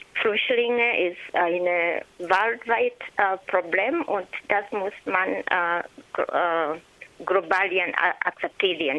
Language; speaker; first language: German; non-native, learner; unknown